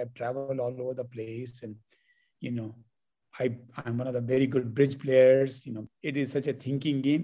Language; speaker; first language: English; non-native, local second language; Hindi